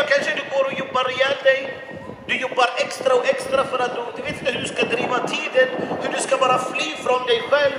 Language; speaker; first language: Swedish; non-native, fluent; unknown